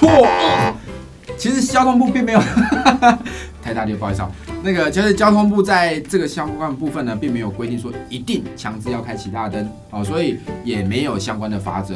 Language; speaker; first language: Chinese; native; Chinese